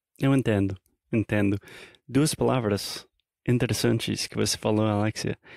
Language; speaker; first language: Portuguese; non-native, fluent; English